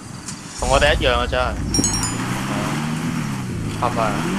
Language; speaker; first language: Chinese; native; Chinese